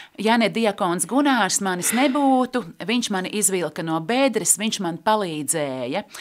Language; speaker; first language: Latvian; native; Latvian